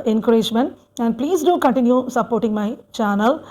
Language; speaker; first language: English; non-native, local second language; Malayalam